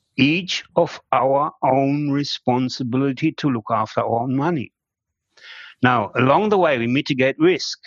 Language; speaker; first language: English; non-native, fluent; German